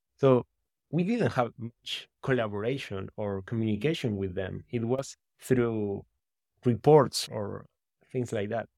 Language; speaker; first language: English; non-native, fluent; Spanish